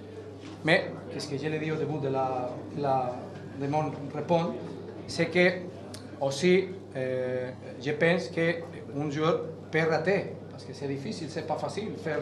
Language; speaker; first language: French; non-native, learner; Catalan